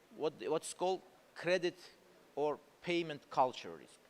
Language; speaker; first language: English; non-native, fluent; Azerbaijani